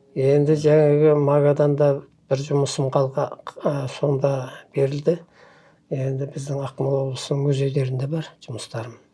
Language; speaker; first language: Kazakh; early bilingual, heritage; Kazakh